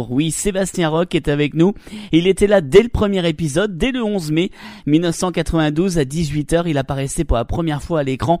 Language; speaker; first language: French; native; French